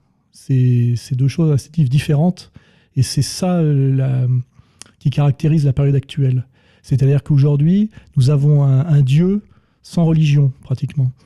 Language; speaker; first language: French; native; French